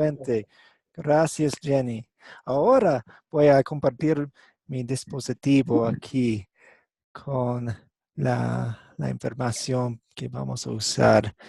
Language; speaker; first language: Spanish; non-native, fluent; English